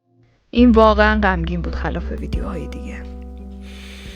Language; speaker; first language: Persian; native; Persian